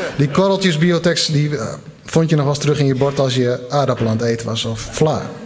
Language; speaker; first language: Dutch; non-native, local second language; Western Frisian